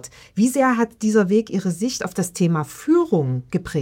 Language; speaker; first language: German; native; German